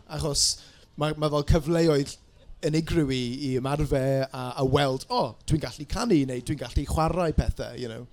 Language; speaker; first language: Welsh; non-native, local second language; English